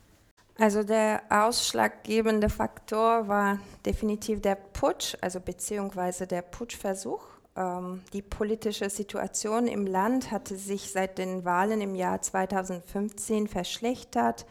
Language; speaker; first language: German; non-native, fluent; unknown